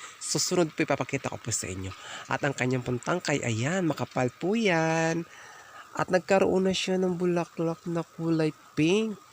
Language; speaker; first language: Filipino; native; Filipino